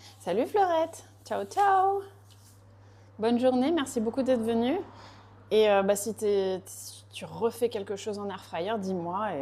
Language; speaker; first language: French; early bilingual, other home language; Portuguese